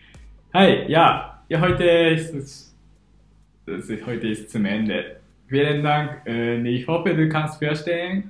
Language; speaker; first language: German; non-native, learner; Japanese